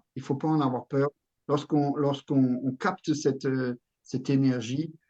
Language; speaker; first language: French; native; French